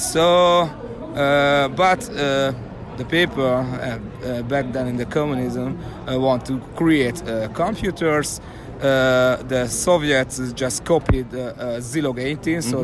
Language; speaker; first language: English; non-native, learner; Hungarian